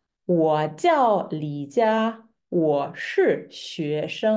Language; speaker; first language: Chinese; non-native, fluent; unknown